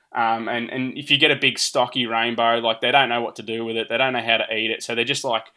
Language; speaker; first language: English; early bilingual, other home language; Portuguese